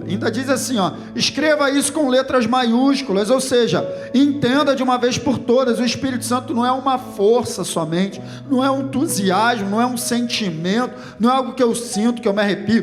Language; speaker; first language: Portuguese; native; Portuguese